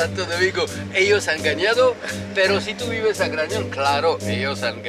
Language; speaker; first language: Spanish; non-native, learner; French